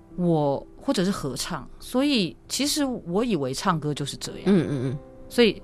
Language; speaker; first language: Chinese; native; Chinese